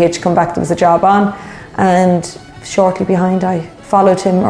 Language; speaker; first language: English; native; English